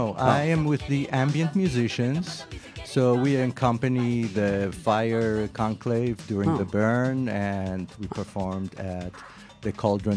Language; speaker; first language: English; non-native, fluent; Hebrew